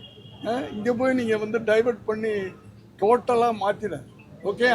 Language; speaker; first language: Tamil; native; Tamil